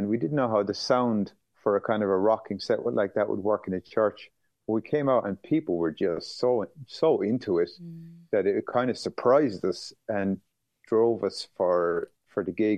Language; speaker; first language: English; native; English